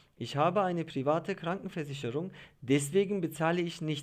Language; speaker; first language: German; non-native, fluent; Turkish